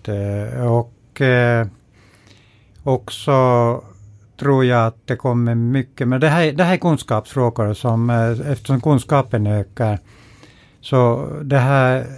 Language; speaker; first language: Swedish; non-native, fluent; Finnish